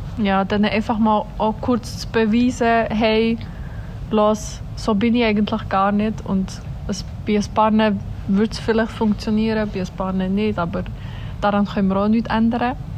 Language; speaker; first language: German; early bilingual, other home language; Swiss German